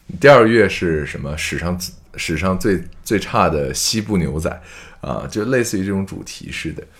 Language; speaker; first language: Chinese; native; Chinese